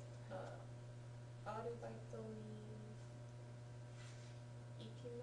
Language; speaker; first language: Japanese; non-native, learner; English